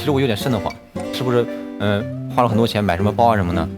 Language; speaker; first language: Chinese; native; Chinese